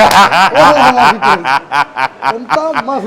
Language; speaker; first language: Arabic; non-native, learner; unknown